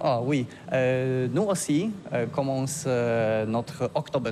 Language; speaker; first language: French; non-native, learner; Polish